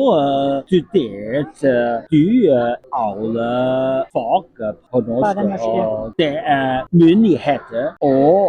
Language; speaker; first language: Norwegian; non-native, learner; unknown